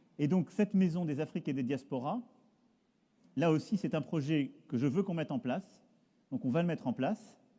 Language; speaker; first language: French; native; French